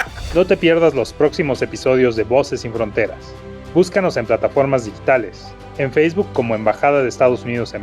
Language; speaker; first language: Spanish; native; Spanish